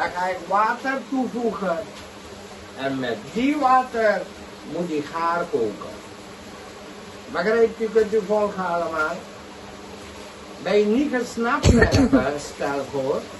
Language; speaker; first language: Dutch; non-native, local second language; Caribbean Hindustani